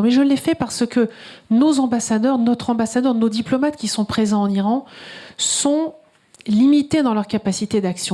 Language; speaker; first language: French; native; French